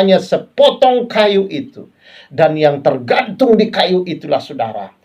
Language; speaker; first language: Indonesian; native; Indonesian